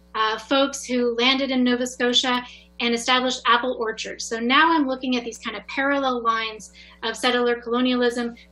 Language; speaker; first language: English; native; English